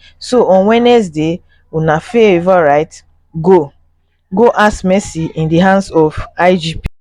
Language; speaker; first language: Nigerian Pidgin; non-native, local second language; Yoruba